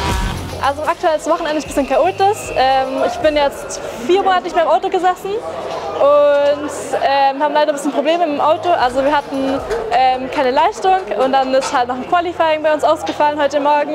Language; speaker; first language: German; native; German